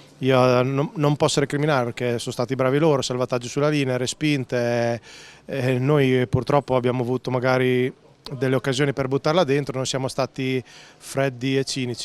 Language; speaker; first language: Italian; native; Italian